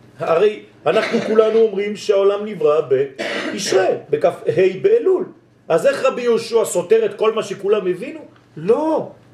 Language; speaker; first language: Hebrew; non-native, fluent; French